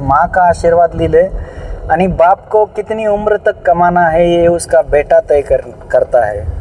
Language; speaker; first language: Hindi; non-native, local second language; Marathi